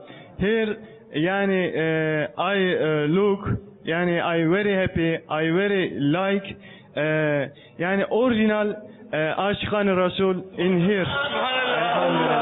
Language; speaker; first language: English; non-native, learner; Turkish